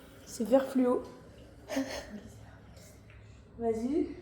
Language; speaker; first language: French; native; French